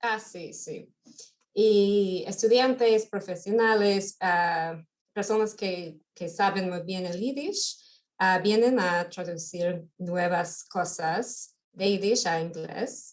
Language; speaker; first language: Spanish; non-native, fluent; English